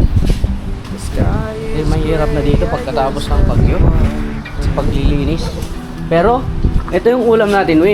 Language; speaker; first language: Filipino; non-native, local second language; Iloko